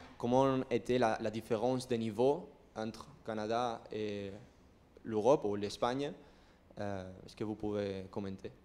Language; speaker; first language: French; non-native, learner; Spanish